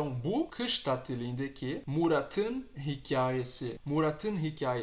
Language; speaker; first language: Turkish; non-native, fluent; Portuguese